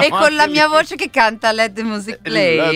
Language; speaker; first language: Italian; native; Italian